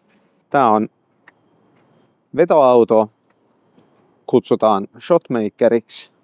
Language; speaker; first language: Finnish; non-native, fluent; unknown